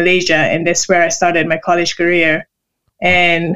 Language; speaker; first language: English; non-native, local second language; Malay